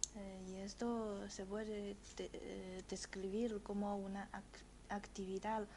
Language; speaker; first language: Spanish; non-native, fluent; Chinese